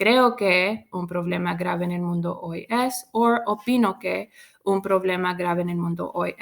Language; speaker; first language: Spanish; non-native, fluent; English